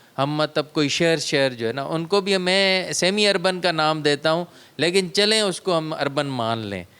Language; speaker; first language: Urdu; non-native, local second language; Sindhi